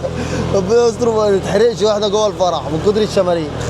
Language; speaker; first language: Arabic; native; Arabic